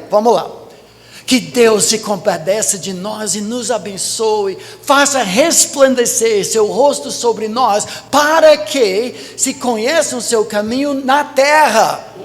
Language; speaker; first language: Portuguese; non-native, fluent; English